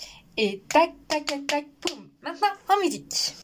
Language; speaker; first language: French; native; French